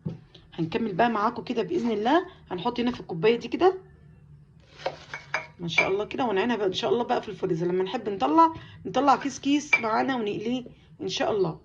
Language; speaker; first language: Arabic; native; Arabic